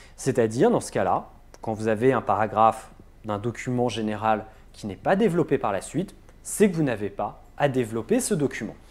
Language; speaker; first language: French; native; French